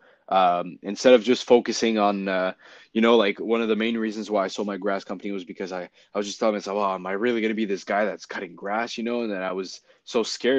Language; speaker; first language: English; non-native, fluent; French